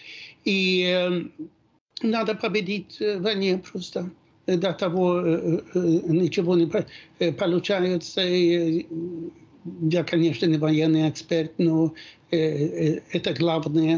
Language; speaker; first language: Russian; non-native, fluent; Swedish